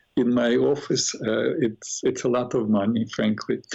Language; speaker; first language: English; non-native, fluent; Russian